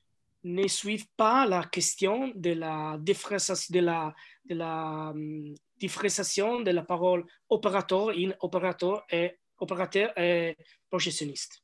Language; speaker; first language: French; non-native, learner; Italian